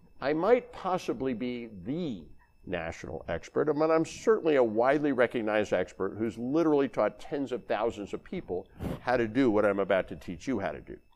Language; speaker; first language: English; native; English